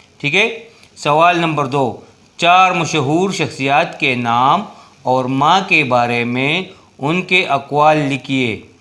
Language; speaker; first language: Urdu; non-native, local second language; Pashto